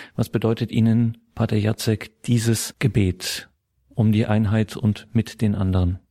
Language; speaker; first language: German; native; German